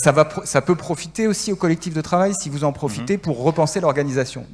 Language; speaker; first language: French; native; French